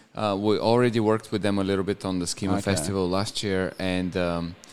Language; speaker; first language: English; non-native, fluent; Bulgarian